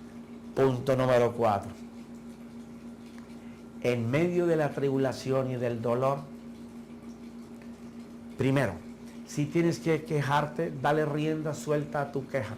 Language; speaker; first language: Spanish; native; Spanish